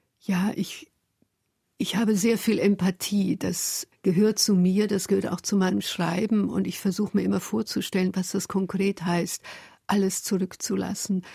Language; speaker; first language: German; early bilingual, other home language; Hungarian